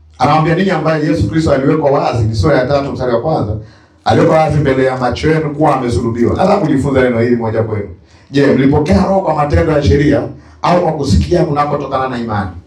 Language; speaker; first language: Swahili; native; Swahili